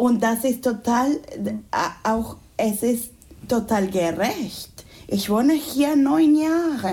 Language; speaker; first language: German; non-native, fluent; Spanish